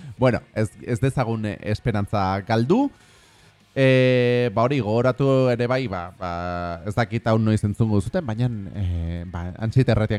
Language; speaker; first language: Basque; non-native, fluent; Spanish